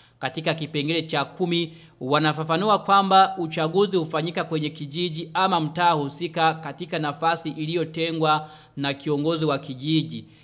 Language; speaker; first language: Swahili; non-native, local second language; Rundi